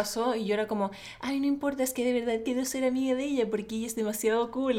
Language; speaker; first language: Spanish; native; Spanish